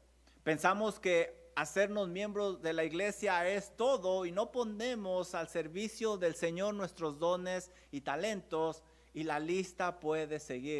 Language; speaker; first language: Spanish; native; Spanish